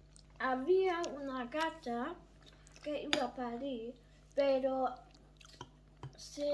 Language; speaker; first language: Spanish; early bilingual, heritage; German